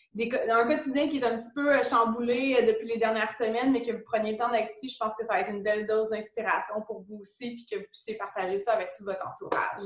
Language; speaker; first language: French; native; French